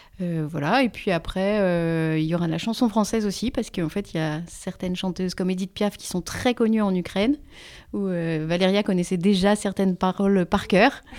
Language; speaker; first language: French; native; French